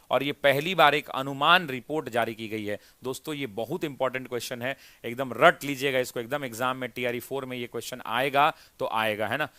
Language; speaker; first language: Hindi; native; Hindi